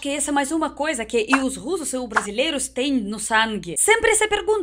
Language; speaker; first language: Portuguese; non-native, learner; Russian